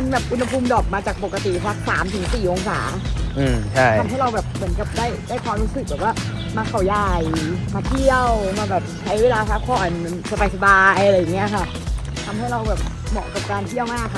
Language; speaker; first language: Thai; native; Thai